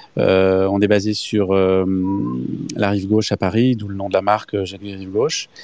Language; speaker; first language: French; native; French